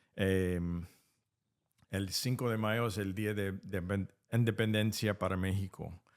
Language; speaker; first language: Spanish; non-native, fluent; English